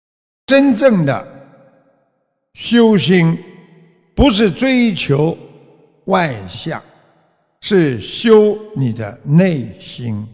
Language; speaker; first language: Chinese; native; Chinese